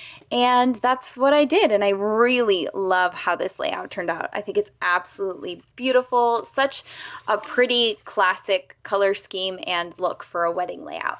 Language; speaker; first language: English; native; English